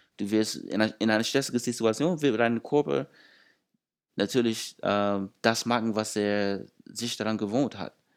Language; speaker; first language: German; non-native, fluent; English